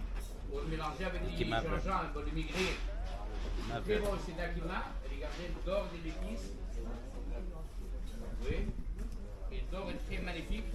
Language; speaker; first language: French; non-native, learner; Arabic